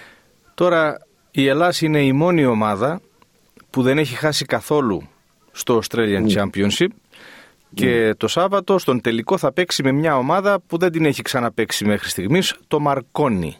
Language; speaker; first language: Greek; native; Greek